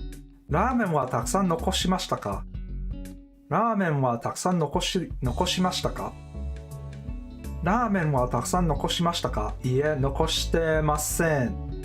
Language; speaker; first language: Japanese; non-native, learner; English